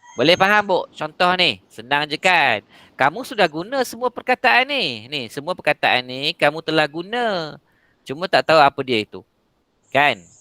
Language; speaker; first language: Malay; native; Malay